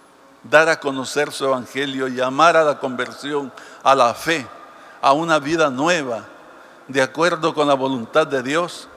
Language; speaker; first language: Spanish; native; Spanish